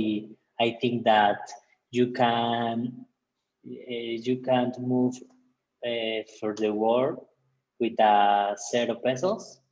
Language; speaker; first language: English; non-native, learner; Spanish